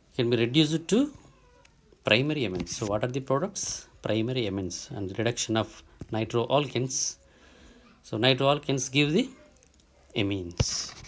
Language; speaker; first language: English; non-native, local second language; Telugu